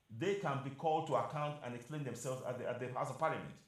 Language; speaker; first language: English; non-native, local second language; Yoruba